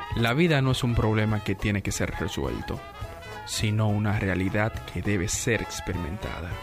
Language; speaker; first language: Spanish; native; Spanish